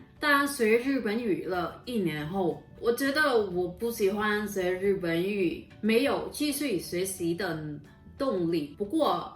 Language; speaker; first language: Chinese; non-native, learner; Vietnamese